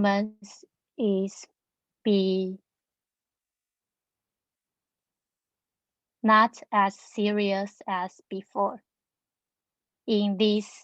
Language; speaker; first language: English; non-native, learner; Chinese